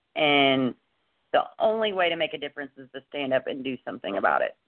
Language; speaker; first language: English; native; English